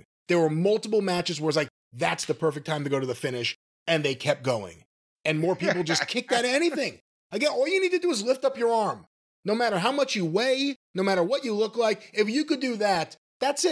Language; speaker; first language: English; native; English